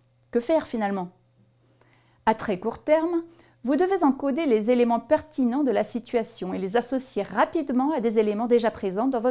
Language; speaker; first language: French; native; French